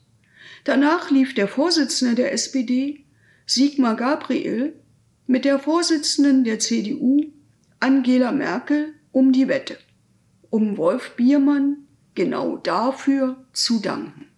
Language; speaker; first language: German; native; German